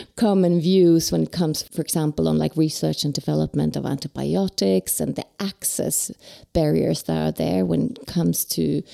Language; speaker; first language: English; non-native, fluent; Swedish